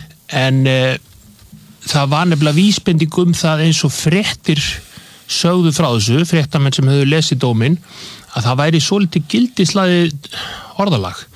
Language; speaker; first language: Icelandic; native; Icelandic